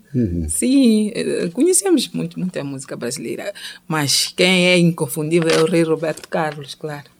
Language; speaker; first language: Portuguese; non-native, local second language; Tsonga